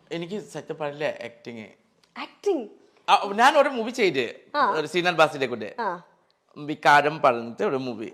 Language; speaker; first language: Malayalam; non-native, fluent; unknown